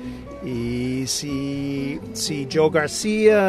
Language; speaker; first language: Spanish; non-native, fluent; English